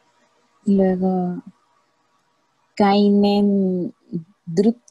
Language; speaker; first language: German; non-native, learner; Spanish